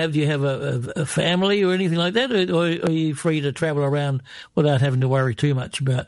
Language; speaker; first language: English; native; English